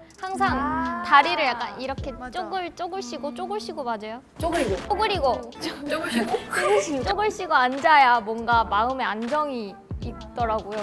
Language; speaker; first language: Korean; non-native, fluent; Chinese